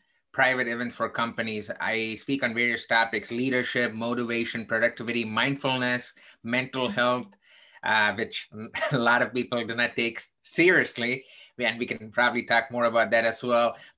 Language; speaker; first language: English; non-native, local second language; Tamil